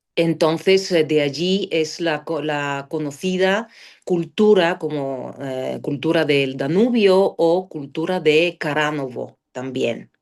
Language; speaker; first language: Spanish; non-native, fluent; Bulgarian